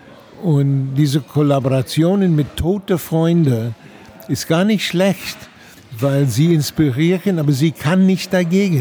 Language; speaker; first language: German; non-native, fluent; English